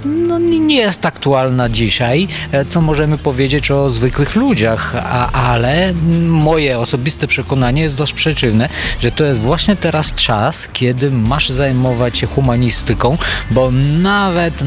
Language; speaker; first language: Polish; non-native, fluent; Bulgarian